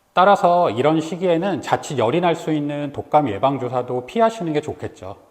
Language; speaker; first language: Korean; native; Korean